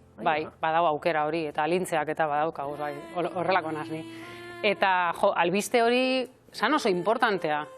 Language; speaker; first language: Basque; non-native, local second language; Spanish